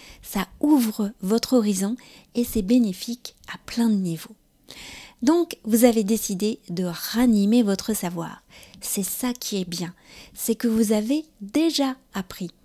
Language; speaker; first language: French; native; French